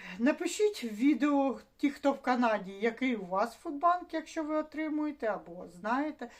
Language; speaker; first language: Ukrainian; native; Ukrainian